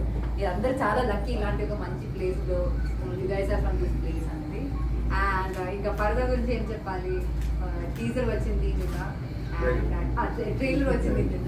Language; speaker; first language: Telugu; non-native, fluent; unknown